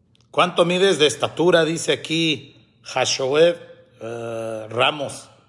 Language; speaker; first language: Spanish; early bilingual, heritage; Spanish